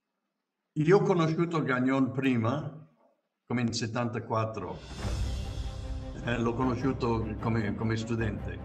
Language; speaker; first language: Italian; non-native, fluent; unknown